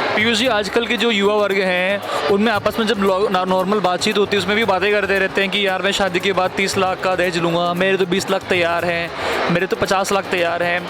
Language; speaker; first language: Hindi; native; Hindi